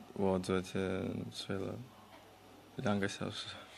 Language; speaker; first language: Chinese; non-native, fluent; Russian